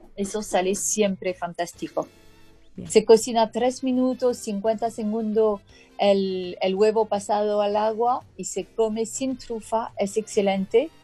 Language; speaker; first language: Spanish; non-native, fluent; French